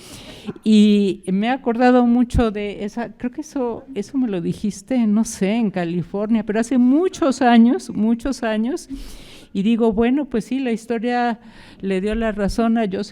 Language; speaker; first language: Spanish; native; Spanish